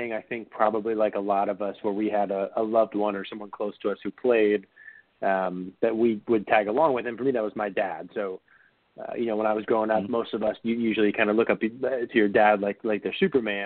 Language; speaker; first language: English; native; English